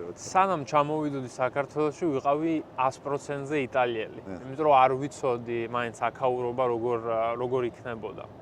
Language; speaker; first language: Georgian; early bilingual, heritage; Georgian